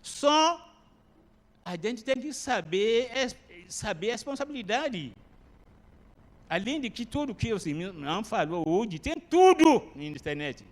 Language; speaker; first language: Portuguese; non-native, learner; Arabic